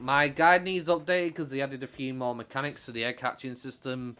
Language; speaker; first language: English; native; English